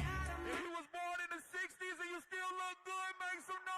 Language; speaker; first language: English; native; English